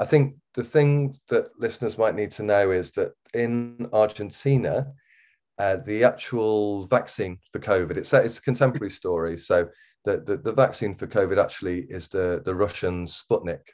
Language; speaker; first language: English; native; English